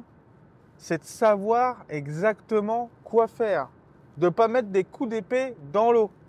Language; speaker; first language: French; native; French